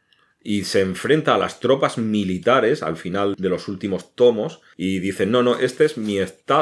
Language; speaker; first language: Spanish; native; Spanish